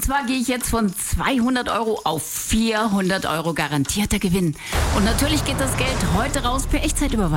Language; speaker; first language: German; native; German